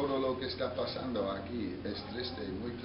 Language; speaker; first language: Spanish; non-native, fluent; English